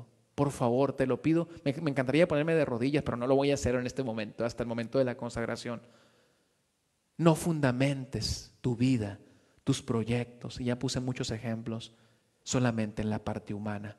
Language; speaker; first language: Spanish; native; Spanish